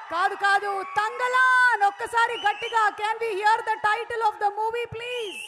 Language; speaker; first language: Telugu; native; Telugu